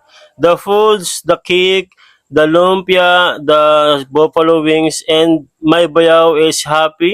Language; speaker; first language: English; non-native, learner; Filipino